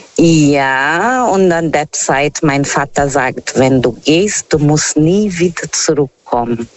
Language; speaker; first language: German; non-native, fluent; Portuguese